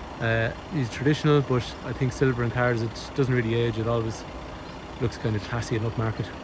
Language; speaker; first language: English; native; English